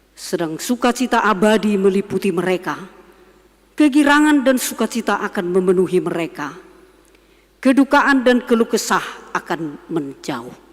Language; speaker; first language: Indonesian; non-native, local second language; Batak Toba